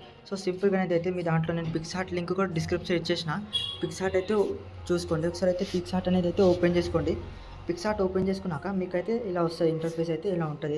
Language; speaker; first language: Telugu; native; Telugu